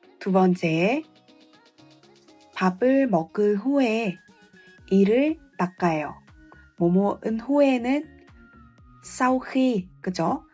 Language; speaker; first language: Korean; non-native, fluent; Vietnamese